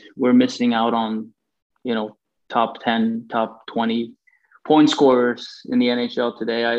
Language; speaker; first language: English; non-native, fluent; Swedish